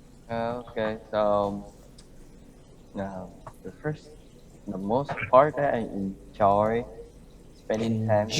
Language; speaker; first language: English; non-native, learner; Vietnamese